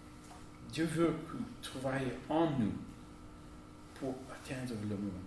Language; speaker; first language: French; non-native, fluent; English